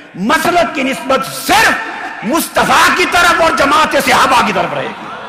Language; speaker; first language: Urdu; native; Urdu